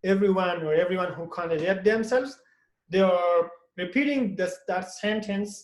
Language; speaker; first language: English; non-native, fluent; Persian